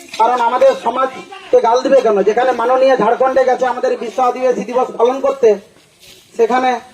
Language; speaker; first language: Bangla; non-native, local second language; Santali